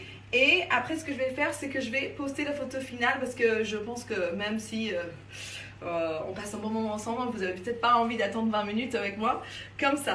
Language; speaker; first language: French; non-native, fluent; English